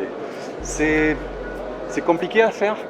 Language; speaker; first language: French; native; French